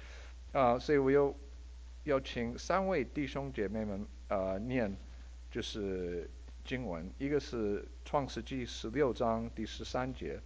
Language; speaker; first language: Chinese; early bilingual, heritage; Chinese